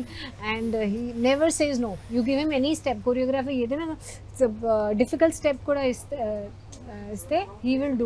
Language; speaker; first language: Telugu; non-native, learner; Hindi